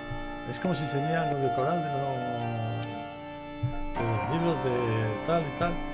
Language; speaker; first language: Spanish; native; Spanish